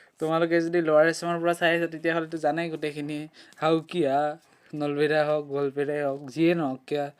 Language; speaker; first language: Assamese; native; Assamese